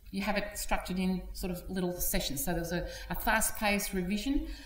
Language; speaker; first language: English; native; English